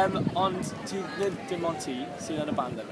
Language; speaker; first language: Welsh; native; Welsh